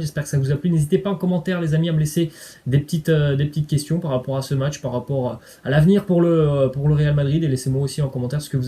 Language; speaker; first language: French; native; French